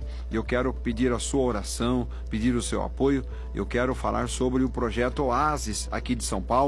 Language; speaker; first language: Portuguese; native; Portuguese